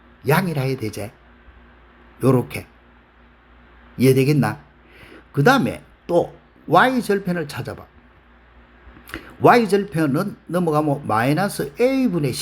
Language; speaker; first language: Korean; native; Korean